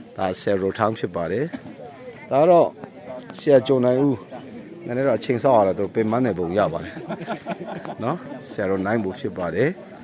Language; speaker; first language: Burmese; non-native, local second language; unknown